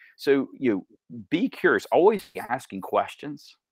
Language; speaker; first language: English; native; English